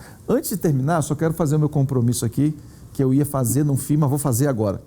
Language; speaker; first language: Portuguese; native; Portuguese